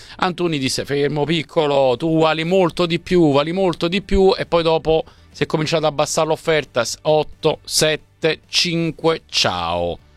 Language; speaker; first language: Italian; native; Italian